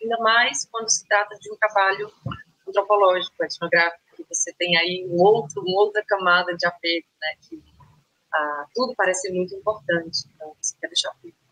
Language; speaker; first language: Portuguese; native; Portuguese